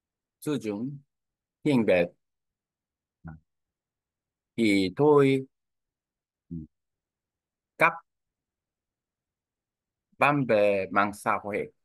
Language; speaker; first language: Vietnamese; non-native, learner; Korean